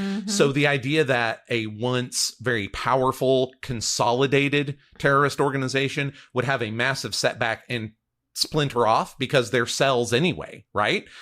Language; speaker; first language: English; native; English